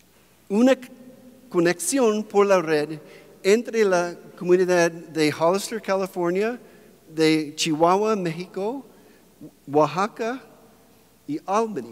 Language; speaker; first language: Spanish; non-native, fluent; English